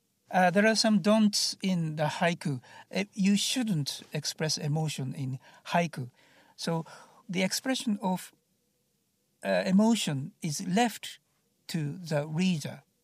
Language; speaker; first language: English; non-native, fluent; Japanese